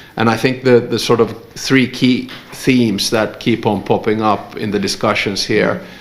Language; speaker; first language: English; non-native, fluent; Finnish